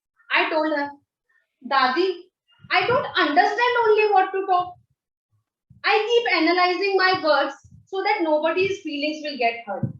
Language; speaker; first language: English; non-native, local second language; Hindi